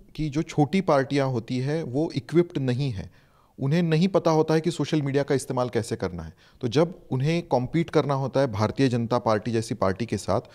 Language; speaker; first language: Hindi; non-native, local second language; Marathi